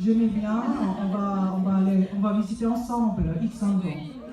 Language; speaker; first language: French; non-native, fluent; Korean